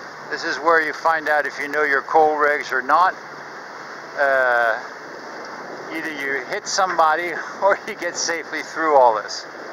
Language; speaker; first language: English; non-native, fluent; Danish